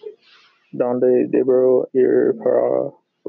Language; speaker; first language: Spanish; non-native, learner; English